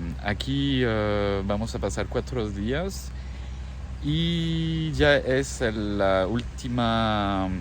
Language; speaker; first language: Spanish; non-native, fluent; French